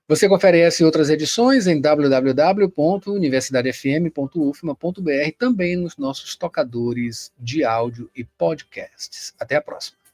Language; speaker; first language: Portuguese; native; Portuguese